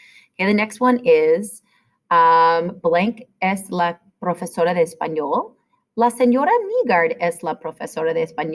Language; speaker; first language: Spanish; non-native, fluent; English